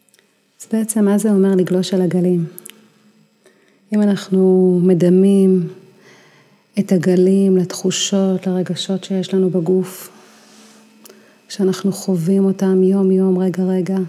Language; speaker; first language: Hebrew; native; Hebrew